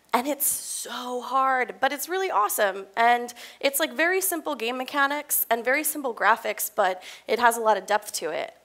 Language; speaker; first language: English; native; English